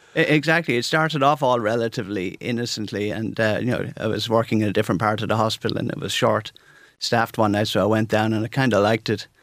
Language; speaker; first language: English; native; English